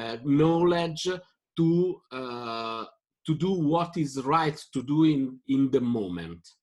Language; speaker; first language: English; non-native, fluent; Italian